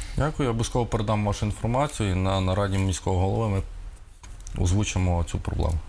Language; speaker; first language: Ukrainian; native; Ukrainian